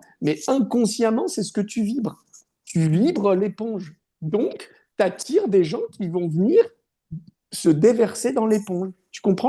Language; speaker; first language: French; native; French